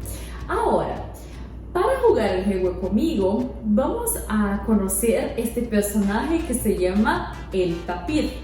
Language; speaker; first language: Spanish; non-native, fluent; Portuguese